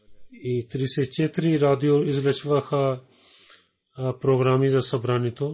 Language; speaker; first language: Bulgarian; non-native, learner; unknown